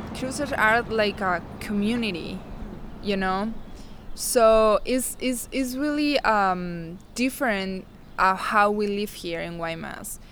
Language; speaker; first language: English; non-native, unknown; Spanish